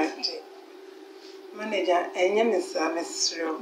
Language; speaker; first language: English; non-native, local second language; Akan